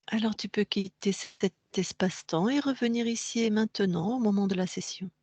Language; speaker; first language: French; native; French